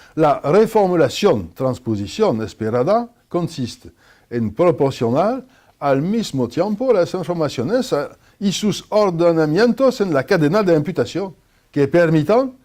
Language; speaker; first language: Spanish; non-native, fluent; French